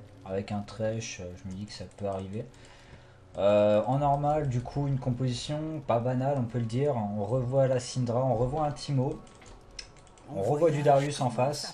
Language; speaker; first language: French; native; French